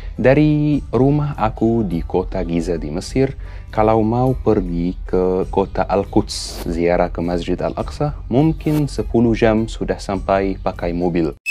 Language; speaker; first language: Indonesian; non-native, fluent; Arabic